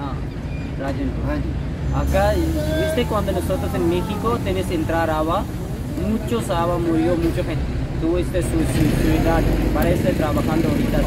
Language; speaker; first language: Spanish; non-native, learner; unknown